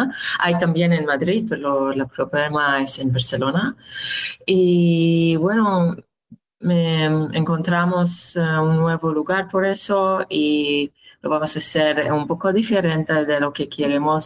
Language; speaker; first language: Spanish; non-native, learner; Hebrew